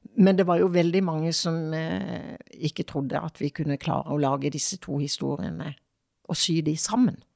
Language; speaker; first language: Norwegian; native; Norwegian